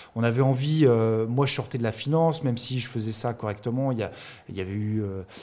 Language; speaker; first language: French; native; French